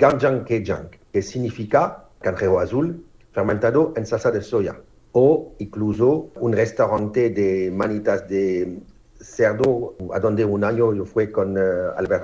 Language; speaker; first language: Spanish; non-native, learner; French